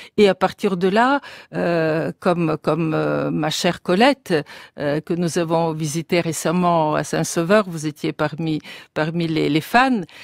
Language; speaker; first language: French; non-native, fluent; Bulgarian